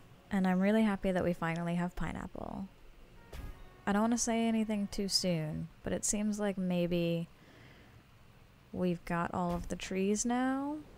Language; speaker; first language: English; native; English